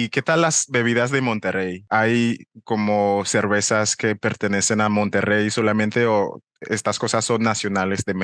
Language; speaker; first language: Spanish; non-native, fluent; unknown